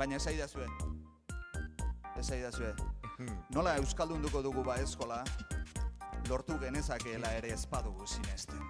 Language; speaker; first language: Basque; native; Basque